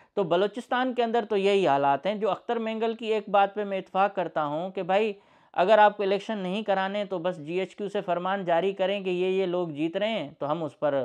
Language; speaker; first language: Urdu; non-native, local second language; Sindhi